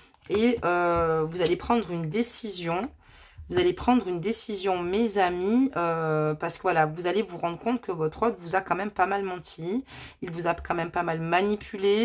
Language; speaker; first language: French; native; French